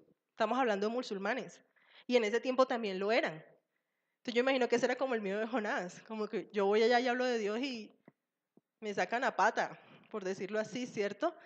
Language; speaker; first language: Spanish; native; Spanish